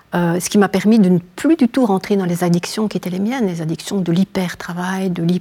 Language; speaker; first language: French; native; French